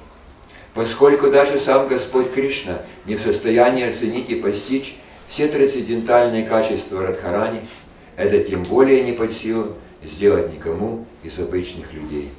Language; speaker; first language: Russian; native; Russian